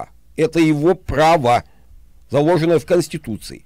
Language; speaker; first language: Russian; native; Russian